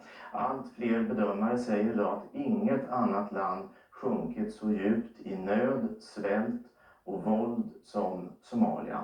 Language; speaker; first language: Swedish; native; Swedish